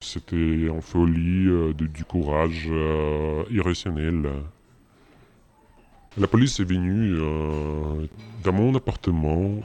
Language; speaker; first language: French; non-native, learner; Russian